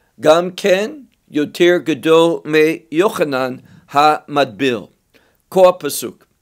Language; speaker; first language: Hebrew; non-native, fluent; English